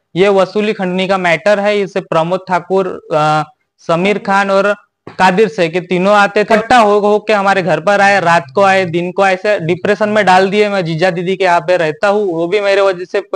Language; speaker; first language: Hindi; non-native, local second language; Marathi